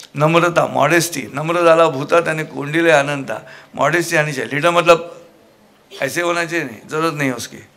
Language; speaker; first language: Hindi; non-native, local second language; Marathi